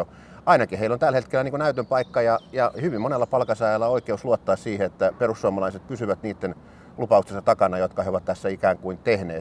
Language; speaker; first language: Finnish; native; Finnish